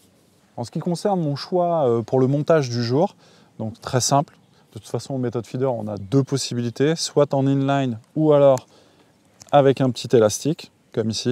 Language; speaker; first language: French; native; French